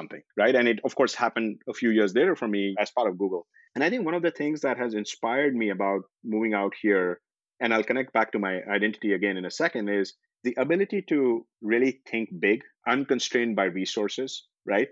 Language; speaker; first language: English; non-native, local second language; Hindi